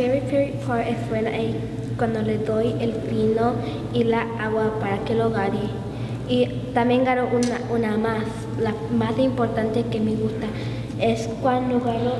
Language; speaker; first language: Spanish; early bilingual, heritage; English